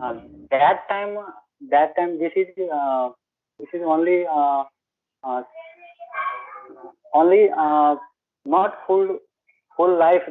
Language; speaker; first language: English; non-native, learner; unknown